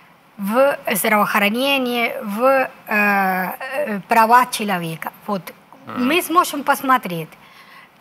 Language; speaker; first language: Russian; non-native, fluent; Spanish